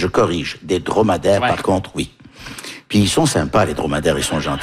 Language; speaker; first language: French; early bilingual, other home language; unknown